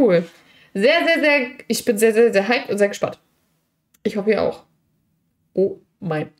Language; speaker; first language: German; native; German